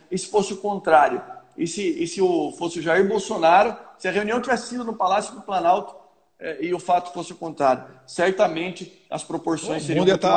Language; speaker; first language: Portuguese; native; Portuguese